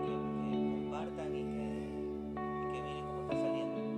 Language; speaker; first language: Spanish; native; Spanish